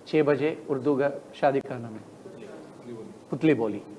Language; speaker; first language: Hindi; non-native, local second language; Telugu